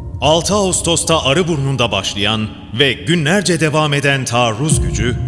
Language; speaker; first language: Turkish; native; Turkish